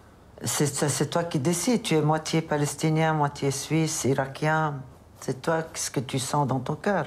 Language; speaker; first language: French; non-native, local second language; Arabic